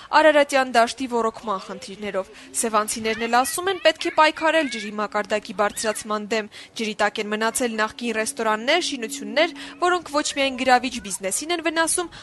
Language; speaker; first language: Armenian; native; Armenian